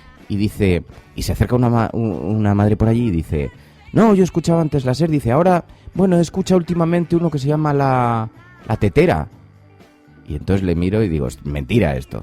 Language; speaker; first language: Spanish; native; Spanish